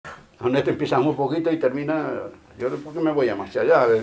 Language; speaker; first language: Spanish; non-native, local second language; Portuguese